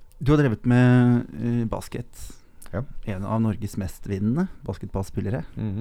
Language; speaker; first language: Norwegian; native; Norwegian